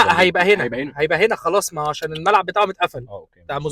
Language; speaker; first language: Arabic; native; Arabic